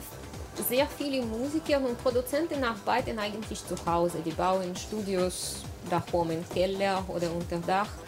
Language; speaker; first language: German; non-native, learner; Russian